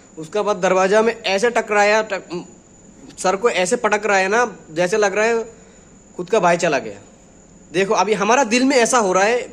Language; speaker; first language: Hindi; non-native, learner; Bangla